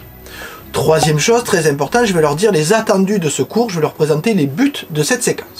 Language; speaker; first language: French; native; French